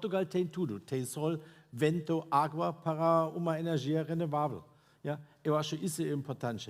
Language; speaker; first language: Portuguese; non-native, fluent; German